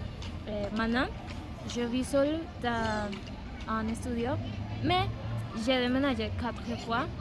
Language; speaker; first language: French; non-native, learner; Spanish